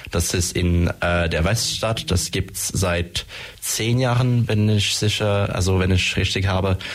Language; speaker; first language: German; non-native, fluent; French